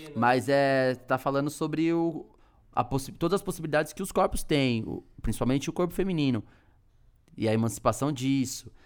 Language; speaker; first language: Portuguese; native; Portuguese